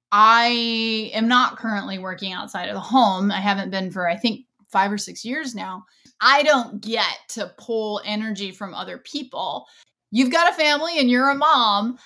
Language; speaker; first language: English; native; English